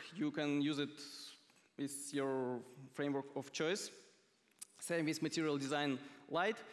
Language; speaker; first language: English; non-native, fluent; Russian